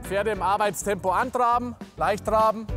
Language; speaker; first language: German; native; German